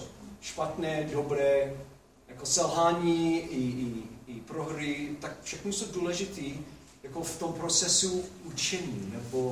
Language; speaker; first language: Czech; non-native, fluent; English